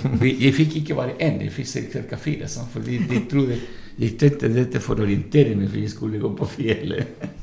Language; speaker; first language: Norwegian; non-native, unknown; Spanish